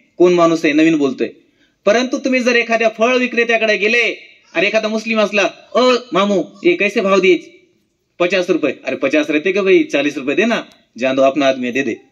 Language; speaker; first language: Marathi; non-native, local second language; Urdu